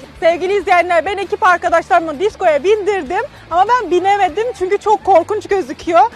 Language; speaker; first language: Turkish; native; Turkish